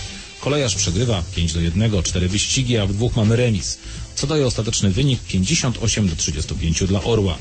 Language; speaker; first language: Polish; native; Polish